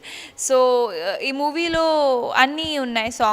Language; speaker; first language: Telugu; non-native, learner; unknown